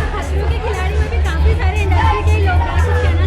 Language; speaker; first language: Hindi; native; Hindi